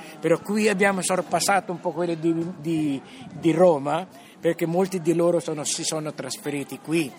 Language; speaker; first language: Italian; non-native, fluent; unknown